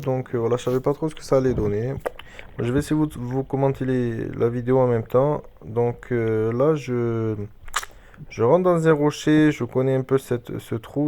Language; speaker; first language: French; native; French